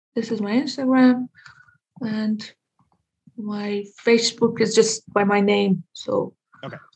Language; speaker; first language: English; non-native, fluent; Persian